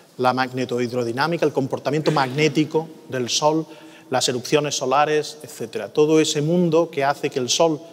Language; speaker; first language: Spanish; native; Spanish